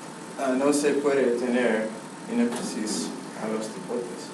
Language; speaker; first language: Spanish; non-native, learner; English